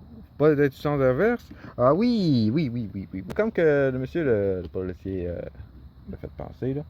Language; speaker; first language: French; native; French